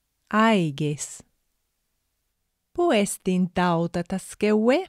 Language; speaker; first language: Greek; non-native, fluent; English